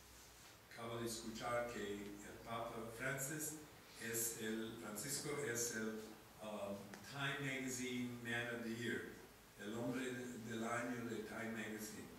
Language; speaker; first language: Spanish; non-native, fluent; English